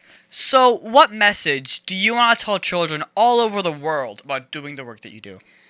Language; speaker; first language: English; native; English